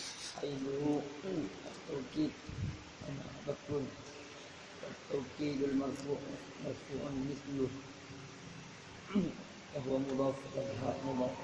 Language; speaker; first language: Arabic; non-native, learner; Indonesian